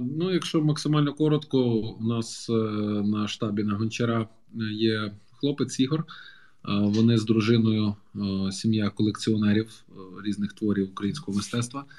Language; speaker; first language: Ukrainian; non-native, local second language; Russian